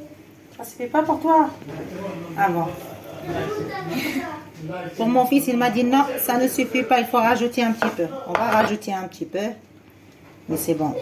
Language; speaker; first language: French; non-native, fluent; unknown